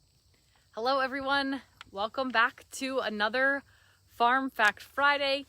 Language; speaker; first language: English; native; English